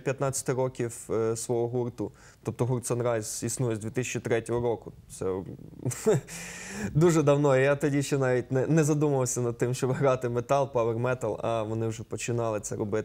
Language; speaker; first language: Ukrainian; native; Ukrainian